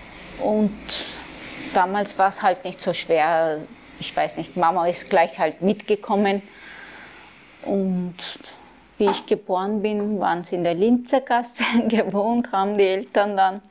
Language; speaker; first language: German; early bilingual, other home language; Turkish